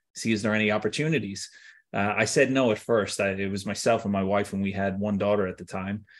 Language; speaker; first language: English; native; English